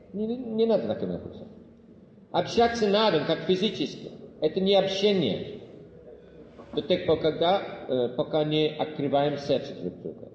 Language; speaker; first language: Russian; non-native, fluent; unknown